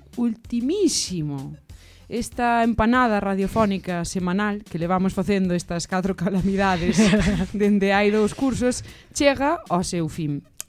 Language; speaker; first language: Galician; native; Galician